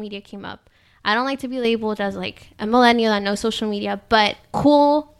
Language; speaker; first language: English; early bilingual, other home language; Spanish